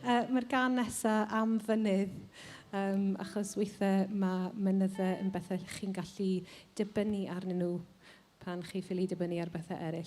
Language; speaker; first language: Welsh; native; Welsh